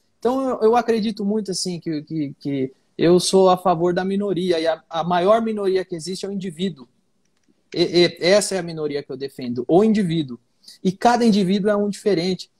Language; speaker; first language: Portuguese; native; Portuguese